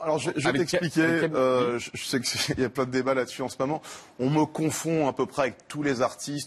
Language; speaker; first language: French; native; French